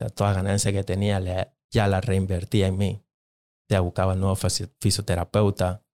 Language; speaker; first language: Spanish; non-native, local second language; Jamaican Creole English